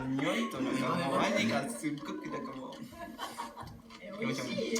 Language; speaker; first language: Japanese; non-native, learner; Spanish